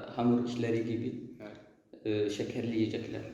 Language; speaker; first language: Turkish; non-native, learner; Arabic